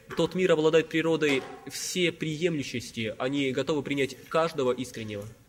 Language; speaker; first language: Russian; native; Russian